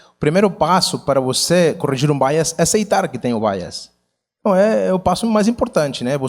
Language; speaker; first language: Portuguese; non-native, fluent; Catalan